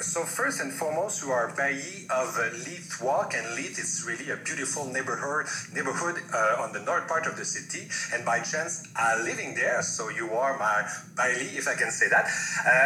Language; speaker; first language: English; non-native, fluent; French